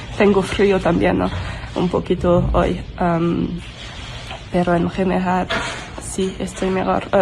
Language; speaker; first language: Spanish; non-native, learner; English